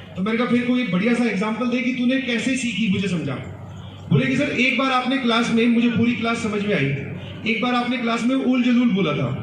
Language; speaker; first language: Hindi; native; Hindi